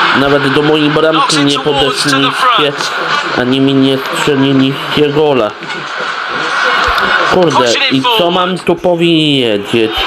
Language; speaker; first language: Polish; native; Polish